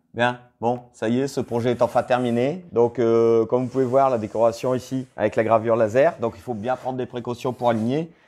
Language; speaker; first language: French; native; French